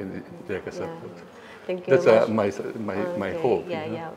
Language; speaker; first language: English; non-native, learner; Japanese